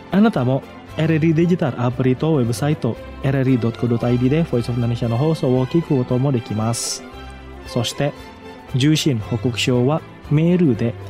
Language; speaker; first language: Japanese; non-native, fluent; Indonesian